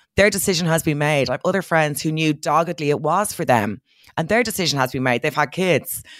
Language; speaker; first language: English; native; English